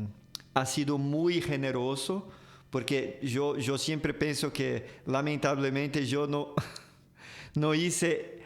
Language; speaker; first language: Spanish; non-native, fluent; Portuguese